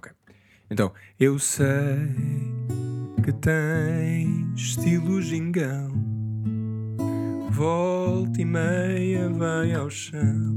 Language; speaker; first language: Portuguese; native; Portuguese